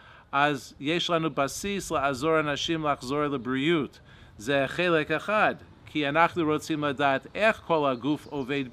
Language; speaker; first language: Hebrew; non-native, fluent; English